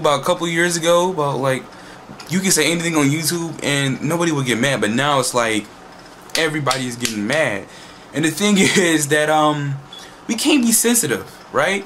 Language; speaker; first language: English; native; English